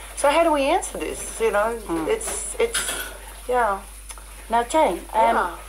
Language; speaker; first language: English; native; English